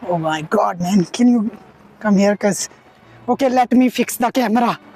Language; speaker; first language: English; non-native, learner; Hindi